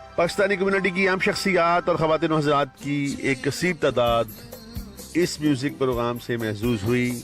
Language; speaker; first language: Urdu; native; Urdu